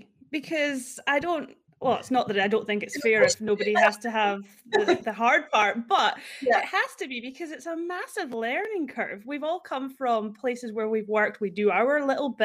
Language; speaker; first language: English; native; English